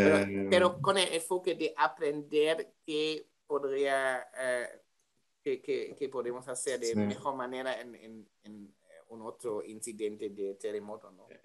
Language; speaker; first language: Spanish; non-native, learner; German